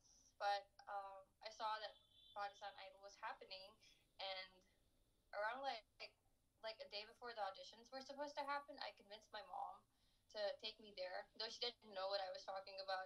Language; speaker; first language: English; non-native, local second language; Urdu